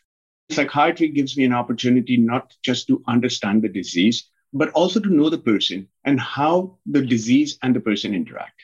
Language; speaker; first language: English; non-native, local second language; Punjabi